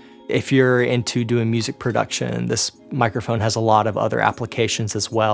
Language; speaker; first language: English; native; English